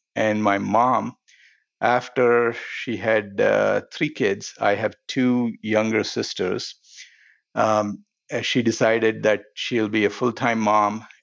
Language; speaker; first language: English; non-native, local second language; Telugu